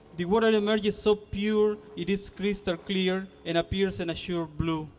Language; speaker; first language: English; non-native, fluent; Spanish